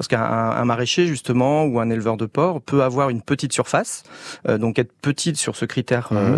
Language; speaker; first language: French; native; French